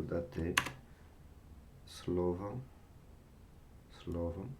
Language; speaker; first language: Ukrainian; non-native, learner; French